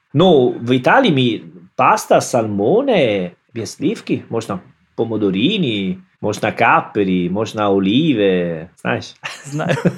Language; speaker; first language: Russian; non-native, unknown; Italian